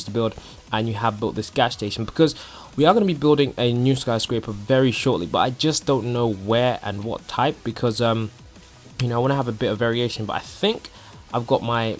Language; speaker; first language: English; native; English